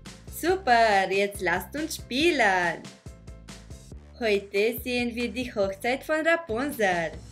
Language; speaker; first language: German; non-native, fluent; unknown